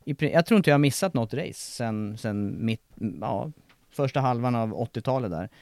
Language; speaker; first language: Swedish; native; Swedish